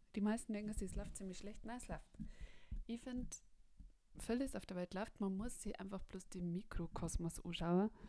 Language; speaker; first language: German; native; German